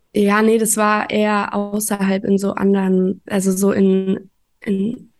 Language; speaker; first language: German; native; German